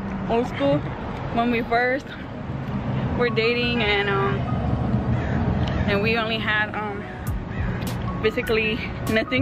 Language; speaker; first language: English; early bilingual, other home language; Spanish